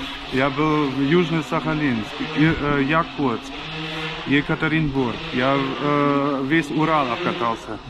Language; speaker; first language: Russian; non-native, fluent; German